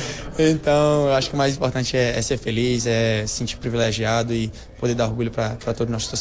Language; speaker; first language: Portuguese; native; Portuguese